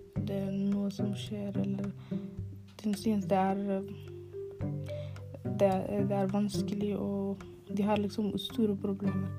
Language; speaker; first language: Norwegian; non-native, learner; Arabic